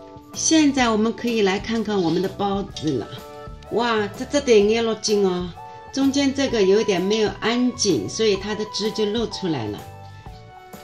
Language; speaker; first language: Chinese; native; Chinese